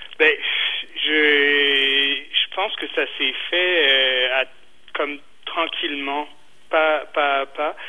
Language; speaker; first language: French; native; French